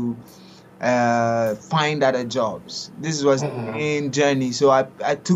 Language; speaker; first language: English; non-native, local second language; Akan